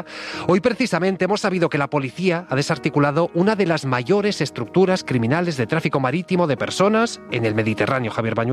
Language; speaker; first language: Spanish; native; Spanish